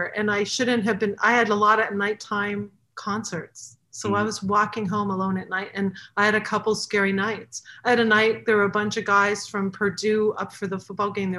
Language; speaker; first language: English; native; English